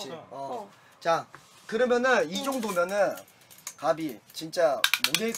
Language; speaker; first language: Korean; native; Korean